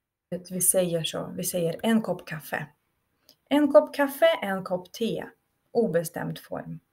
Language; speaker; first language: Swedish; non-native, fluent; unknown